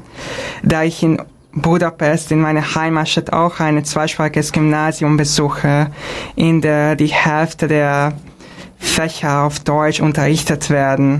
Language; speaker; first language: German; non-native, fluent; Hungarian